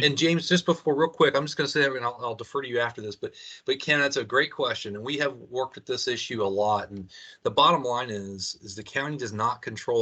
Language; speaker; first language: English; native; English